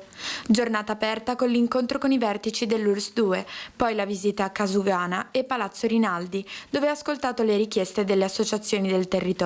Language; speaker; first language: Italian; native; Italian